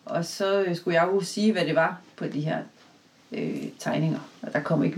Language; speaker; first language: Danish; native; Danish